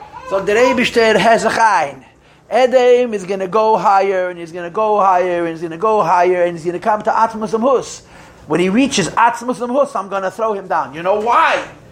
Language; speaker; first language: English; native; English